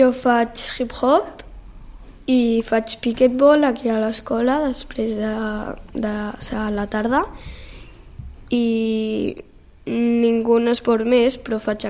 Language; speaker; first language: Catalan; non-native, local second language; Spanish